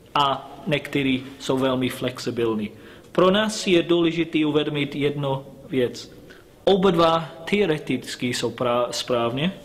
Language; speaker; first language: Czech; non-native, learner; English